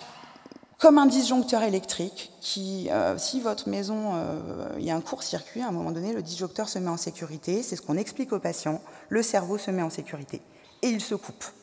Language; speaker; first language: French; native; French